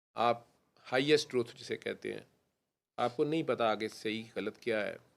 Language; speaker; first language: Urdu; non-native, local second language; Punjabi